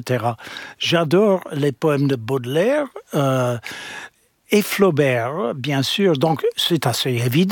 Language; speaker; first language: French; non-native, fluent; English